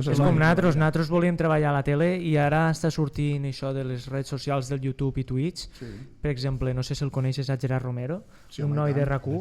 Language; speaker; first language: Catalan; native; Catalan